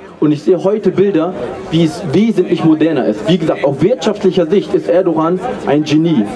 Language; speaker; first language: German; early bilingual, other home language; Kurdish